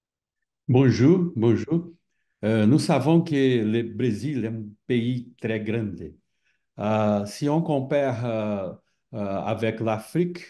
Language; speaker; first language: French; non-native, fluent; Portuguese